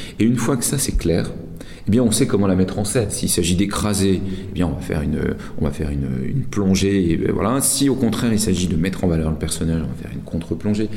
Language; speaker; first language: French; native; French